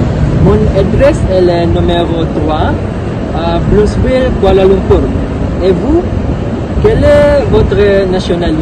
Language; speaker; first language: French; non-native, learner; Malay